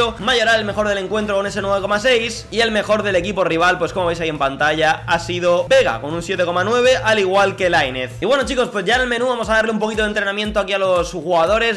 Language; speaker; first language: Spanish; native; Spanish